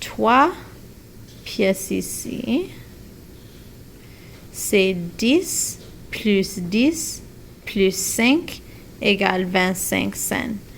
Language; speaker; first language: French; non-native, local second language; English